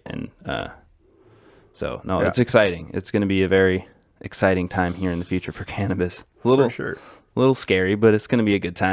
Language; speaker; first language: English; native; English